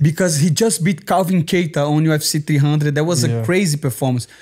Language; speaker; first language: English; non-native, fluent; Portuguese